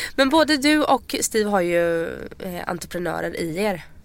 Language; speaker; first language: Swedish; native; Swedish